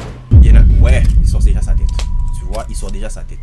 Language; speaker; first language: French; native; French